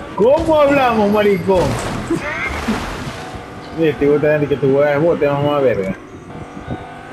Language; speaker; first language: Spanish; native; Spanish